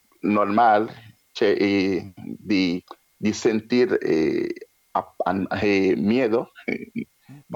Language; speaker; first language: Italian; non-native, learner; French